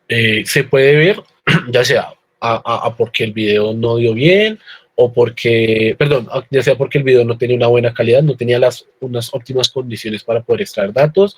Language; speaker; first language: Spanish; native; Spanish